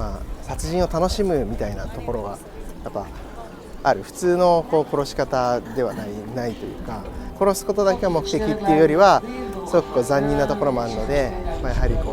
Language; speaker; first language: Japanese; native; Japanese